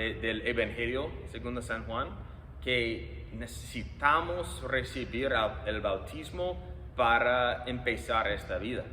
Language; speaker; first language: Spanish; non-native, fluent; English